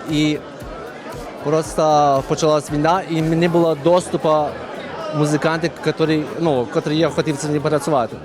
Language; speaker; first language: Ukrainian; non-native, learner; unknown